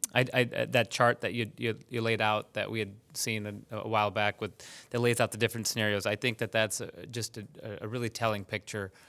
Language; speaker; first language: English; early bilingual, other home language; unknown